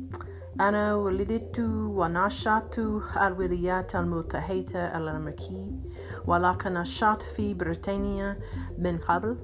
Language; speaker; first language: Arabic; non-native, learner; English